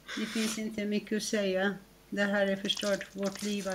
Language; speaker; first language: Swedish; non-native, fluent; Arabic